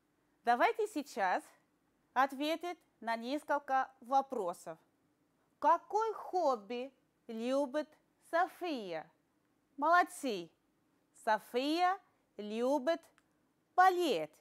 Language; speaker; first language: Russian; non-native, fluent; Arabic